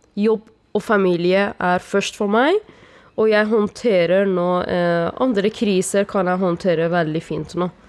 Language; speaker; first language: Norwegian; non-native, fluent; Persian